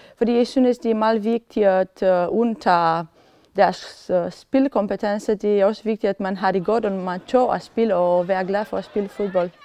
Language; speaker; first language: Danish; non-native, fluent; Romanian